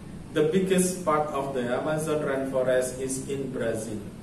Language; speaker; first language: English; non-native, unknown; Indonesian